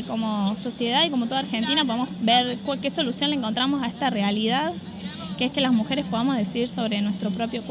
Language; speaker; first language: Spanish; native; Spanish